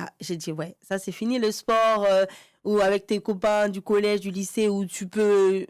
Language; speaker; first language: French; early bilingual, other home language; Haitian Creole